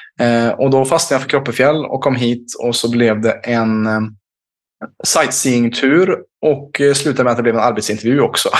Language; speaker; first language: Swedish; native; Swedish